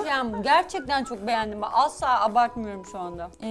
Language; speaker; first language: Turkish; native; Turkish